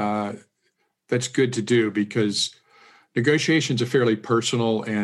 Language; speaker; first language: English; native; English